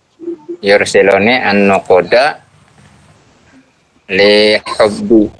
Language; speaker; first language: Arabic; non-native, learner; Indonesian